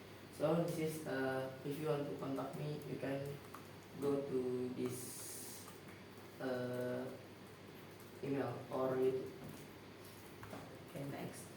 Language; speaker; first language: English; non-native, learner; Indonesian